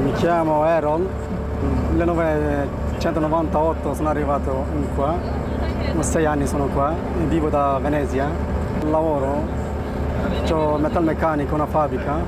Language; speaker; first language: Italian; non-native, learner; Kurdish